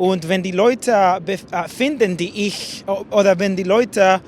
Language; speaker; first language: German; non-native, learner; English